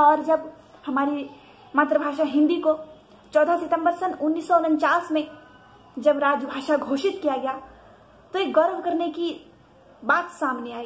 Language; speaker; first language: Hindi; native; Hindi